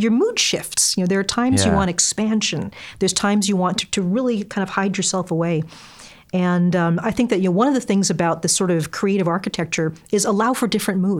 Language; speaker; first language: English; native; English